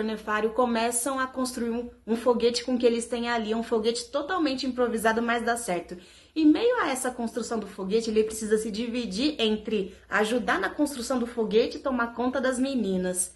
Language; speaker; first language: Portuguese; native; Portuguese